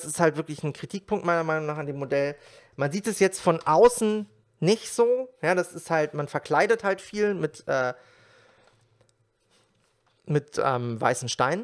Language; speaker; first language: German; native; German